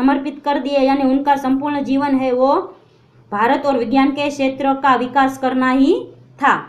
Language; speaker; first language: Hindi; non-native, local second language; Gujarati